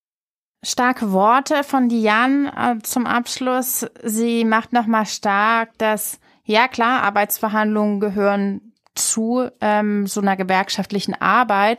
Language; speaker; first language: German; native; German